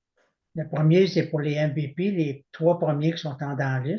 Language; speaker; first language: French; native; French